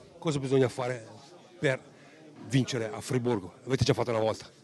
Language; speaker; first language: Italian; native; Italian